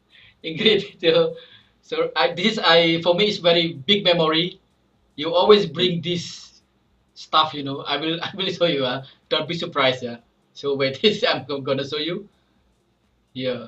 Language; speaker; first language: English; non-native, fluent; Indonesian